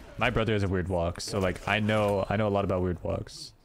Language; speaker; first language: English; native; English